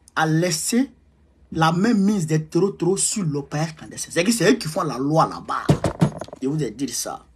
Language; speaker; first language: French; non-native, local second language; Dyula